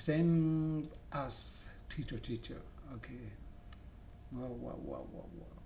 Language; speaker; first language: English; non-native, learner; French